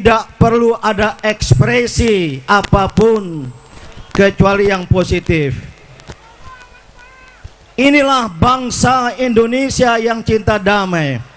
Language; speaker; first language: Indonesian; native; Indonesian